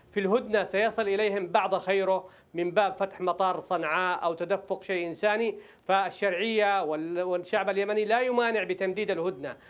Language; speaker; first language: Arabic; native; Arabic